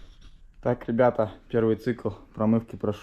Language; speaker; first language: Russian; native; Russian